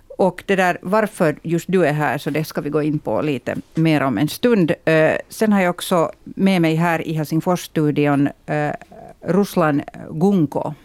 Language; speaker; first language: Swedish; native; Swedish